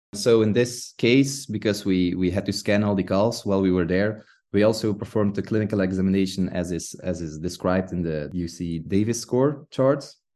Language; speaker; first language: English; non-native, fluent; Dutch